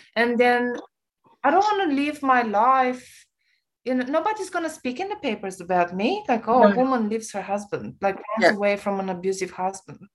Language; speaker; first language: English; non-native, fluent; Romanian